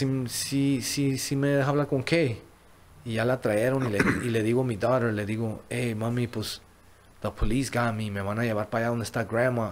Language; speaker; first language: Spanish; early bilingual, heritage; Spanish